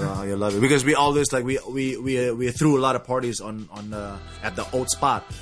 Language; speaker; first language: English; early bilingual, other home language; Indonesian